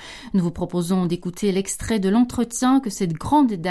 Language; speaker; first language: French; native; French